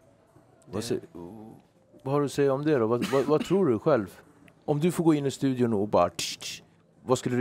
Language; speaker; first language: Swedish; native; Swedish